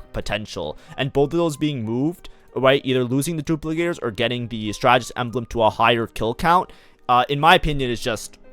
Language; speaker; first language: English; native; English